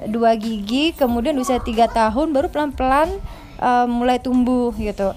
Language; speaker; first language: Indonesian; native; Indonesian